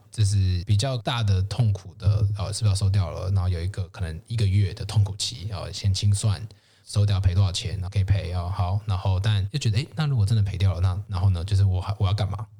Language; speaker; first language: Chinese; native; Chinese